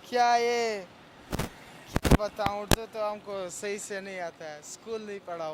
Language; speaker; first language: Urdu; non-native, local second language; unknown